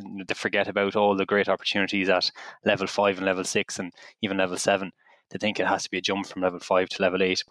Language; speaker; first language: English; native; English